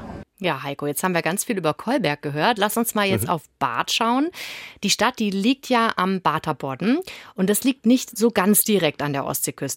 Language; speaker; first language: German; native; German